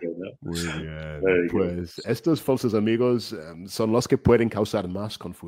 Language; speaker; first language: Spanish; non-native, fluent; English